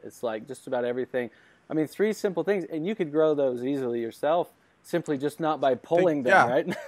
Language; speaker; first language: English; native; English